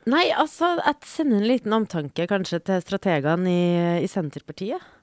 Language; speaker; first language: Norwegian; native; Norwegian